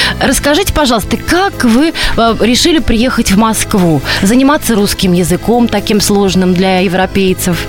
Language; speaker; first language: Russian; native; Russian